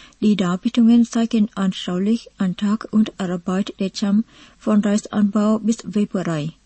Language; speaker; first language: German; non-native, fluent; Vietnamese